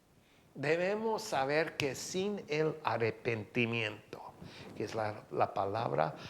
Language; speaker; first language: Spanish; non-native, fluent; English